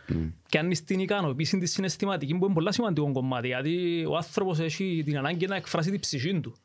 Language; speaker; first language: Greek; native; Greek